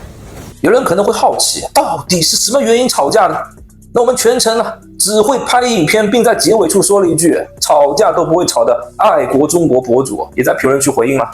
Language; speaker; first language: Chinese; native; Chinese